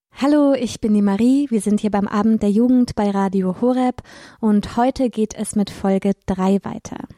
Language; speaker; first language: German; native; German